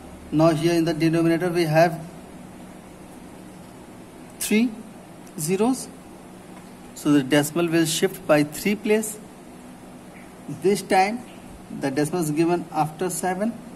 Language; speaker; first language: English; non-native, local second language; Hindi